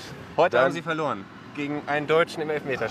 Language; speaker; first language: German; native; German